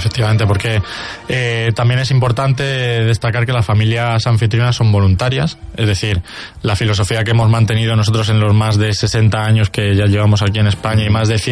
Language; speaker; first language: Spanish; native; Spanish